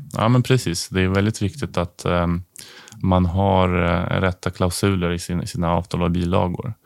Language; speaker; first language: Swedish; non-native, fluent; Ukrainian